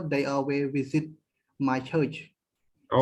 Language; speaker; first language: English; non-native, learner; Khmer